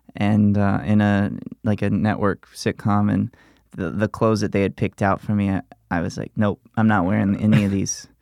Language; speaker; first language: English; native; English